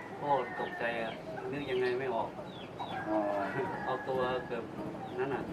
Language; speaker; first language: Thai; native; Thai